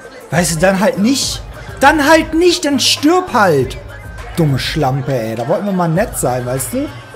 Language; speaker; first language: German; native; German